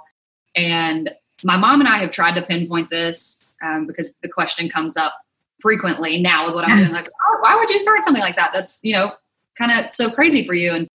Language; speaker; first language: English; native; English